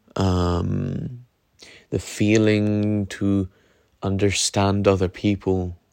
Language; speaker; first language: English; non-native, fluent; Norwegian